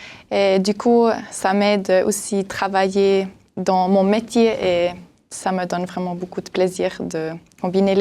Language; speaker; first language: French; non-native, local second language; German